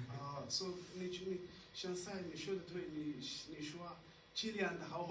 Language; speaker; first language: Chinese; non-native, learner; Somali